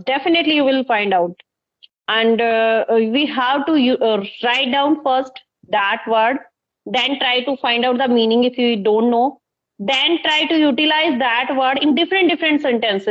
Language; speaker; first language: English; non-native, local second language; Hindi